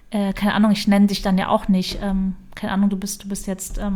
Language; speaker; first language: German; early bilingual, other home language; Turkish